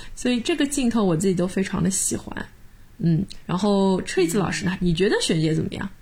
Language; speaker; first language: Chinese; native; Chinese